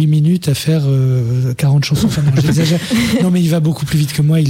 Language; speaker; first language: French; native; French